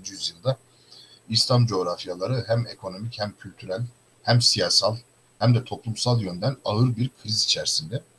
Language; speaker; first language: Turkish; native; Turkish